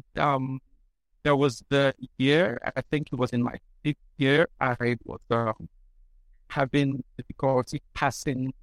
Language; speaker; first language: English; non-native, local second language; Igbo